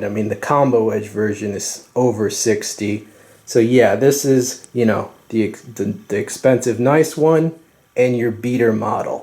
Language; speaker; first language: English; native; English